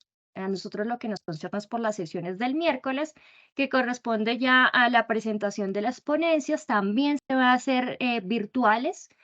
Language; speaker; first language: Spanish; native; Spanish